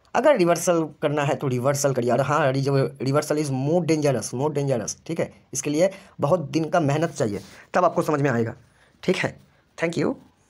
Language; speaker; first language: Hindi; non-native, local second language; Bangla